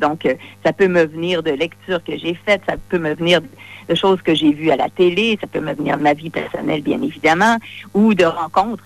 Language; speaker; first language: French; native; French